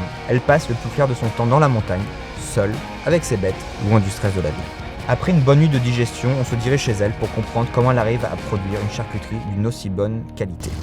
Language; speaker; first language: French; native; French